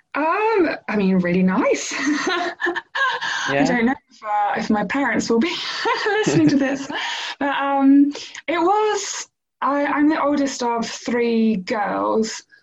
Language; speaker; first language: English; native; English